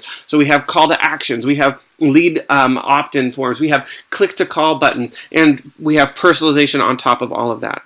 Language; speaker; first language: English; native; English